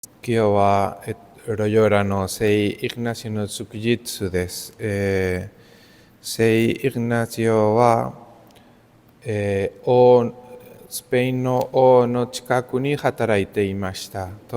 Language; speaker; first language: Japanese; non-native, learner; Spanish